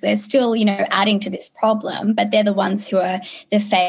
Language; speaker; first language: English; native; English